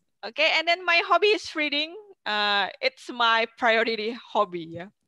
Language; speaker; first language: English; non-native, fluent; Indonesian